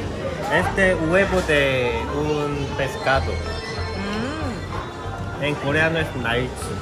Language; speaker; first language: Spanish; non-native, learner; Korean